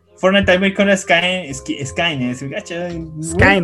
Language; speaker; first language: Spanish; native; Spanish